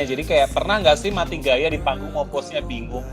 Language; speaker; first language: Indonesian; native; Indonesian